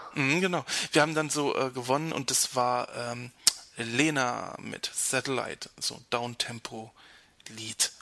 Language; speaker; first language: German; native; German